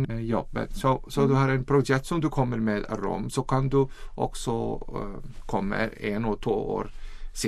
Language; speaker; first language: Swedish; non-native, learner; Icelandic